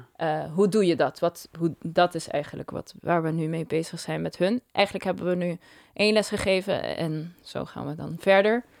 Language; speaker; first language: Dutch; non-native, local second language; Papiamento